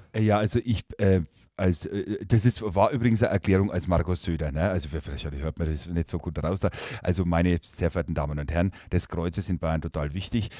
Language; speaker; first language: German; native; German